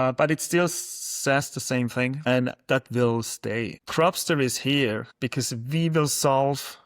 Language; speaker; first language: English; non-native, fluent; German